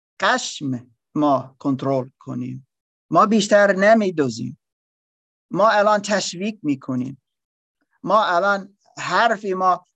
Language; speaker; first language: Persian; non-native, learner; English